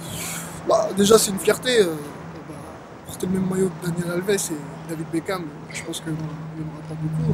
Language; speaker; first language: French; early bilingual, other home language; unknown